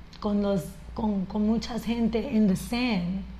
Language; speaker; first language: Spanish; early bilingual, heritage; Spanish